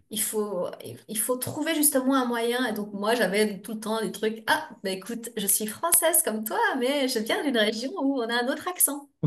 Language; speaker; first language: French; native; French